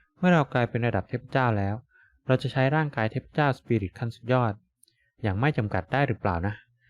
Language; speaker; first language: Thai; native; Thai